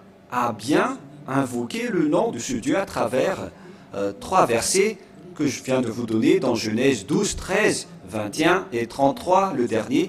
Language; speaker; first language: French; non-native, local second language; Malagasy